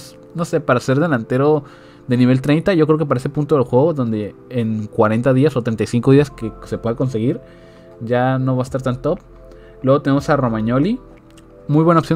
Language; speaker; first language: Spanish; native; Spanish